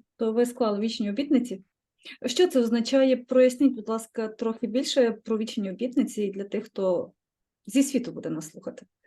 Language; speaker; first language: Ukrainian; native; Ukrainian